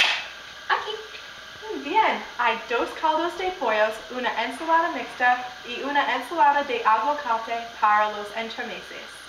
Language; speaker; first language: Spanish; non-native, learner; English